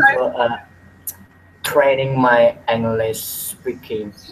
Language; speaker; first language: English; non-native, learner; Indonesian